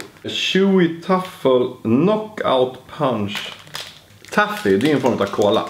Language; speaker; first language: Swedish; native; Swedish